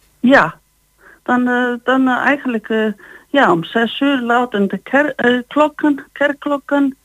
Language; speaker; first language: Dutch; non-native, fluent; Icelandic